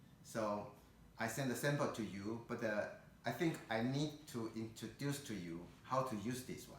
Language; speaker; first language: English; non-native, learner; Chinese